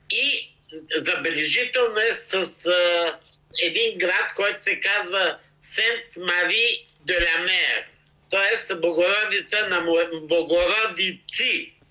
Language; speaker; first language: Bulgarian; native; Bulgarian